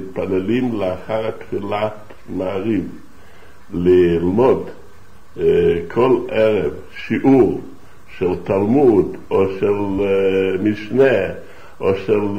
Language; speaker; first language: Hebrew; non-native, fluent; Yiddish